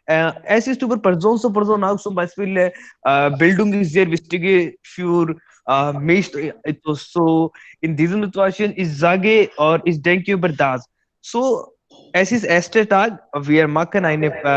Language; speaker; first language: German; non-native, learner; Hindi